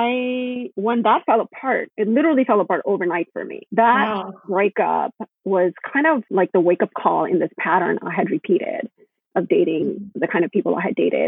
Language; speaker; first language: English; non-native, local second language; Gujarati